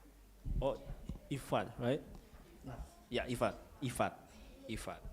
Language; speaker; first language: English; non-native, fluent; Indonesian